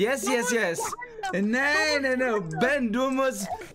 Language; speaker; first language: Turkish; non-native, learner; Swedish